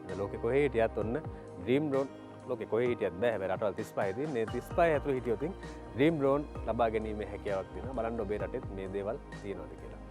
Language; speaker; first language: Sinhala; native; Sinhala